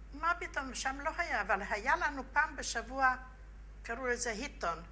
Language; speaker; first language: Hebrew; non-native, fluent; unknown